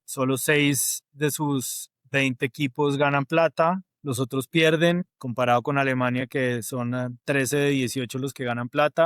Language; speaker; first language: Spanish; native; Spanish